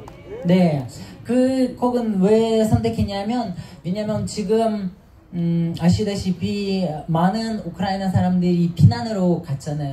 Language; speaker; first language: Korean; non-native, fluent; Ukrainian